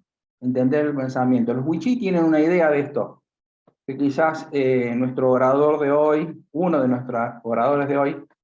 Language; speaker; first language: Spanish; native; Spanish